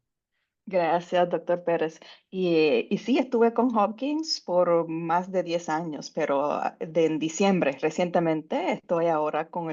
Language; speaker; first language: Spanish; native; Spanish